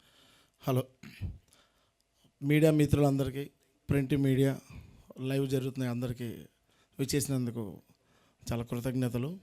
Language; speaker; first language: Telugu; native; Telugu